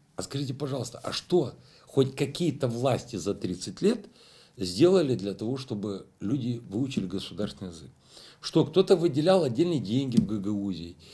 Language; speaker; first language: Russian; non-native, local second language; Romanian